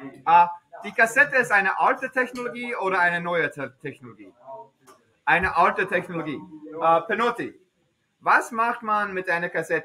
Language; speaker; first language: German; non-native, fluent; English